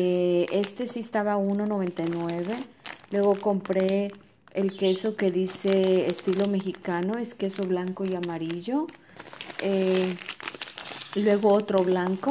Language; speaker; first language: Spanish; early bilingual, heritage; Spanish